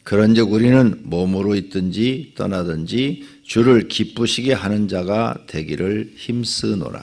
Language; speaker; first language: Korean; native; Korean